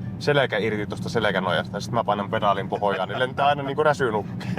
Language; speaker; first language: Finnish; native; Finnish